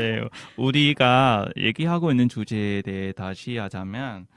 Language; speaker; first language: Korean; non-native, fluent; Vietnamese